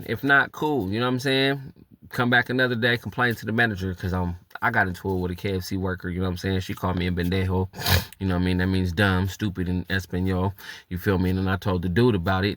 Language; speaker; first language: English; native; English